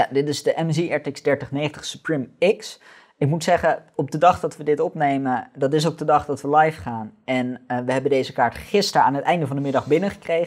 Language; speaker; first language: Dutch; native; Dutch